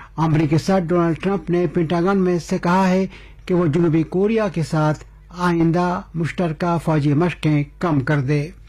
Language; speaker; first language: Urdu; native; Urdu